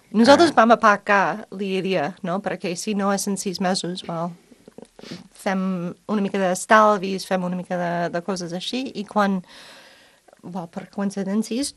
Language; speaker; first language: Catalan; non-native, fluent; English